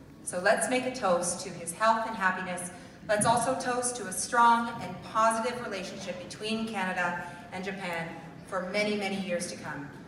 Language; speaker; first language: English; native; English